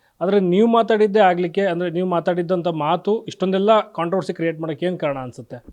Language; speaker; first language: Kannada; native; Kannada